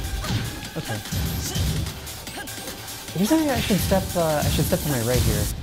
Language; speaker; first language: English; native; English